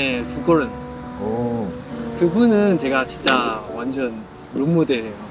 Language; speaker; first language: Korean; non-native, fluent; Chinese